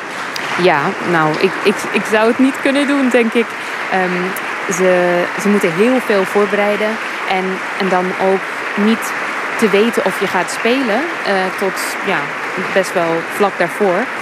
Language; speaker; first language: Dutch; early bilingual, heritage; English